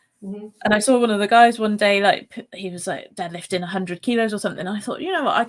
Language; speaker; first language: English; native; English